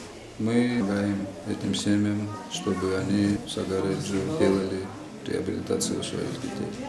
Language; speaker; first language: Russian; non-native, fluent; Georgian